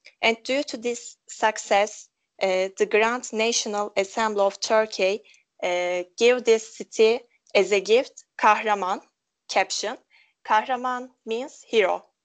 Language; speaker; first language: English; non-native, local second language; Turkish